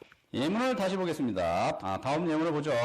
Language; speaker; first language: Korean; native; Korean